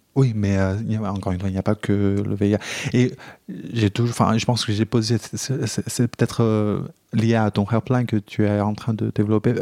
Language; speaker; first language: French; non-native, fluent; Chinese